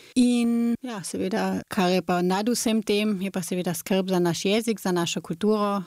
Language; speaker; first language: Slovenian; native; Slovenian